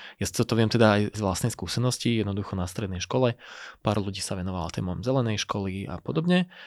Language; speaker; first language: Slovak; native; Slovak